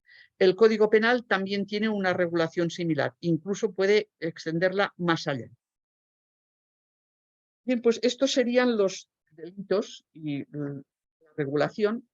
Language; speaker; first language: Spanish; native; Spanish